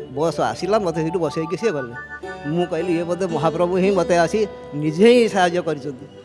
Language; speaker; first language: Odia; native; Odia